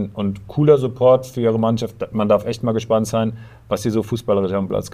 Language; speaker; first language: German; native; German